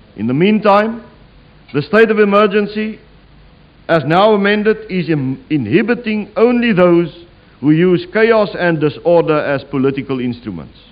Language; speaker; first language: English; non-native, local second language; Afrikaans